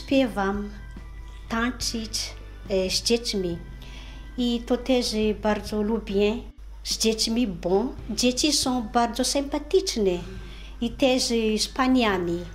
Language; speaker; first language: Polish; non-native, learner; Malagasy